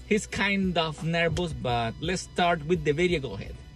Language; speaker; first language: English; non-native, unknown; Spanish